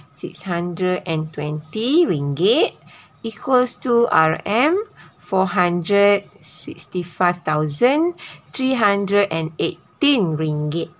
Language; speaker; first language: English; non-native, local second language; Malay